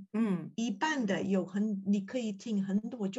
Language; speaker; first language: Chinese; non-native, learner; English